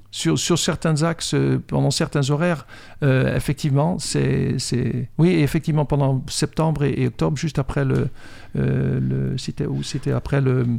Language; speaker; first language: French; non-native, fluent; Dutch